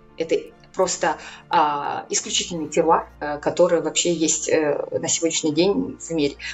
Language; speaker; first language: Russian; native; Russian